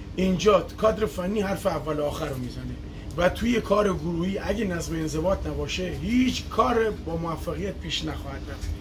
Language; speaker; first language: Persian; non-native, local second language; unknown